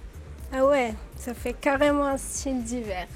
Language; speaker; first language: French; non-native, local second language; Arabic